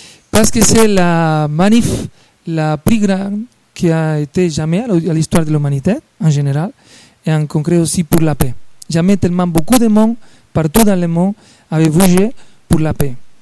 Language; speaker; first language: French; non-native, learner; Spanish